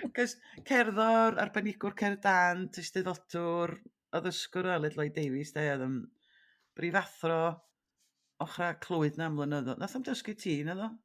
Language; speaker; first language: Welsh; native; Welsh